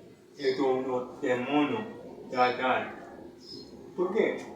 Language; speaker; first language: Spanish; non-native, learner; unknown